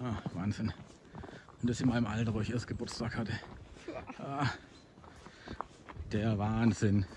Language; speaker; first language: German; native; German